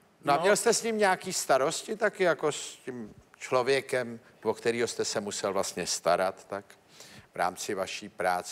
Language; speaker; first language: Czech; native; Czech